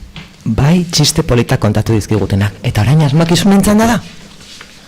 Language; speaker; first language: Basque; native; Basque